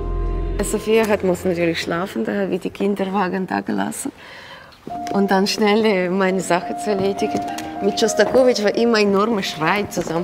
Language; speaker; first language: German; non-native, learner; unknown